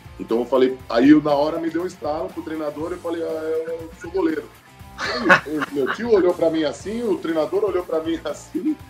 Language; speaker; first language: Portuguese; early bilingual, heritage; Portuguese